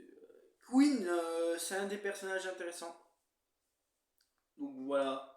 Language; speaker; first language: French; native; French